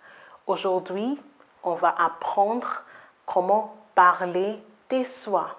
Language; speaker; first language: French; non-native, fluent; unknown